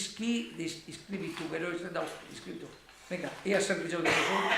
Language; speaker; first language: Basque; native; Basque